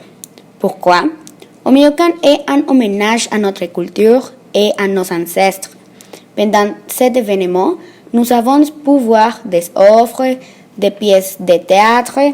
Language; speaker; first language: French; non-native, learner; Spanish